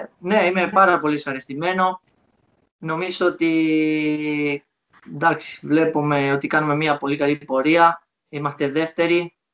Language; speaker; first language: Greek; non-native, fluent; Spanish